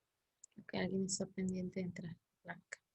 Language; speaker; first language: Spanish; native; Spanish